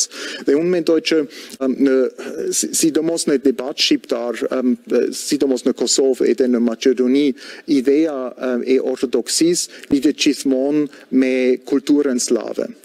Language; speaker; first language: Albanian; non-native, fluent; German